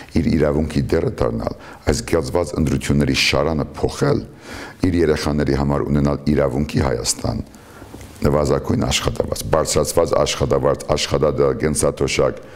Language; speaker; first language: Armenian; early bilingual, heritage; Armenian